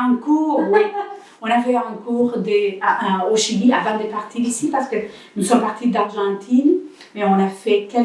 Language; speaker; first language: French; non-native, learner; Spanish